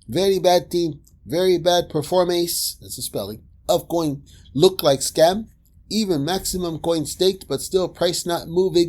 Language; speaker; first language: English; native; English